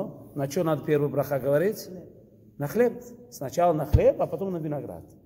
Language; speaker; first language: Russian; early bilingual, heritage; Russian